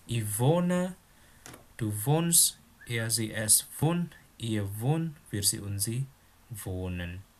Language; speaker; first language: German; non-native, fluent; Indonesian